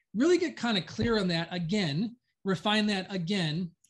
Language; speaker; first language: English; native; English